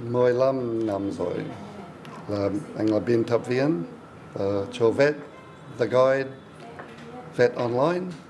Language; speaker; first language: Vietnamese; non-native, learner; English